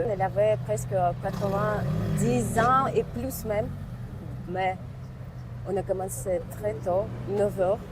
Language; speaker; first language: French; non-native, learner; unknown